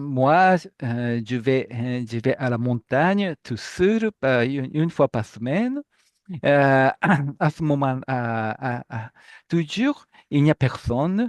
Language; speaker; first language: French; non-native, fluent; Japanese